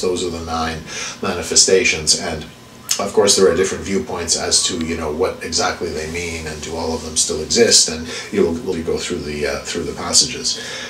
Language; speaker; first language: English; native; English